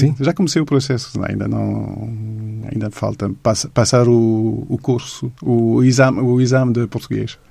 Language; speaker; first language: Portuguese; non-native, fluent; English